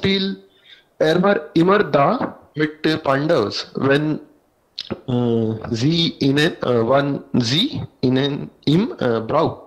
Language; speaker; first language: German; non-native, learner; Hindi